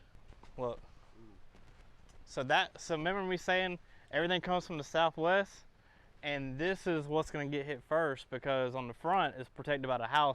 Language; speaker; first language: English; native; English